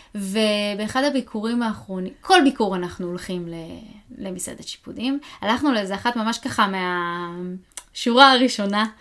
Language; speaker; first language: Hebrew; native; Hebrew